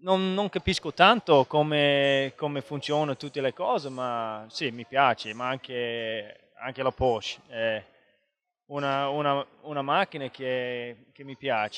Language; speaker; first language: Italian; non-native, fluent; English